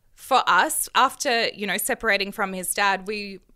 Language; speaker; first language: English; native; English